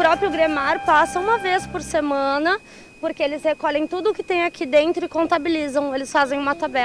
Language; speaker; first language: Portuguese; native; Portuguese